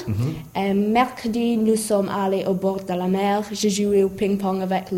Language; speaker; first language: French; non-native, learner; English